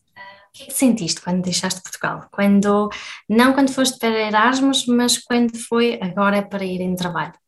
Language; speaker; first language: Portuguese; native; Portuguese